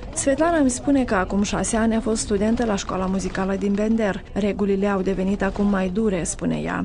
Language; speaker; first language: Romanian; native; Romanian